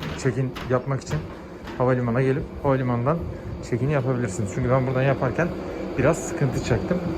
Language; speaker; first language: Turkish; native; Turkish